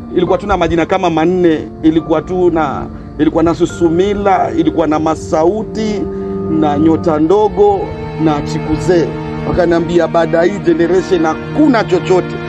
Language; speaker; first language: Swahili; non-native, local second language; Giryama